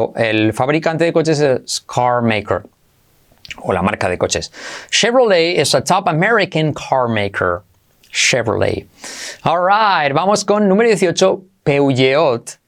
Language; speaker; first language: Spanish; native; Spanish